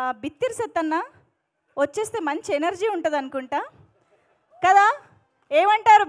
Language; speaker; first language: Telugu; native; Telugu